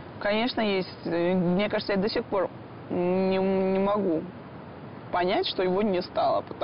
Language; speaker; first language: Russian; non-native, fluent; Georgian